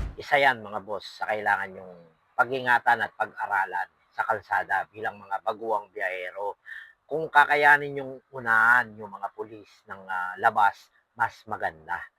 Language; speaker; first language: Filipino; non-native, local second language; Pampanga